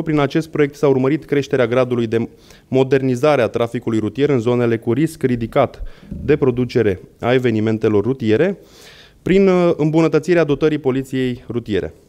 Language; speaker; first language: Romanian; native; Romanian